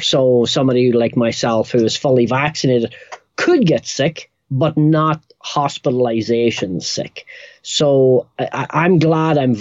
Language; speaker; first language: English; native; English